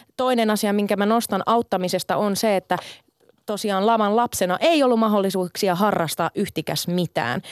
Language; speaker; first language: Finnish; early bilingual, other home language; Sinhala